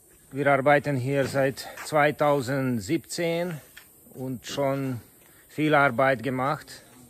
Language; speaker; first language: German; non-native, learner; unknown